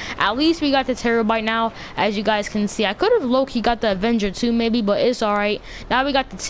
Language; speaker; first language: English; native; English